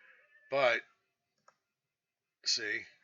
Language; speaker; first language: English; native; English